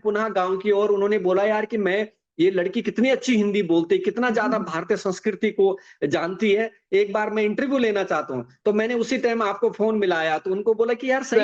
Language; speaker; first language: Hindi; native; Hindi